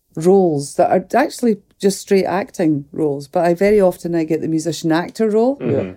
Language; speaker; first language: English; native; English